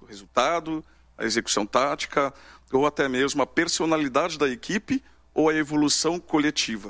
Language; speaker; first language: Portuguese; native; Portuguese